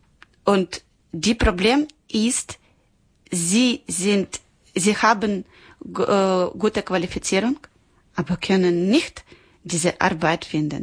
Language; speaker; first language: German; non-native, learner; Ukrainian